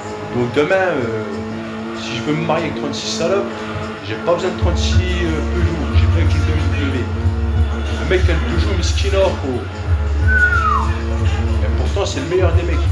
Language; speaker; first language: French; native; French